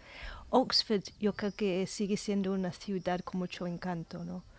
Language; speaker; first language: Spanish; non-native, fluent; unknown